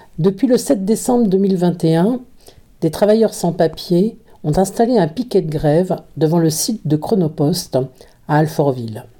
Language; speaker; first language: French; native; French